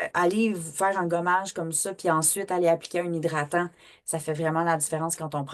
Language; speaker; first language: French; native; French